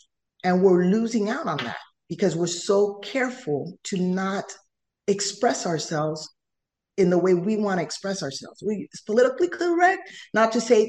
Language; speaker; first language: English; non-native, fluent; Spanish